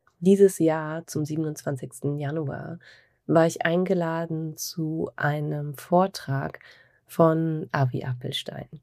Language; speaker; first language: German; native; German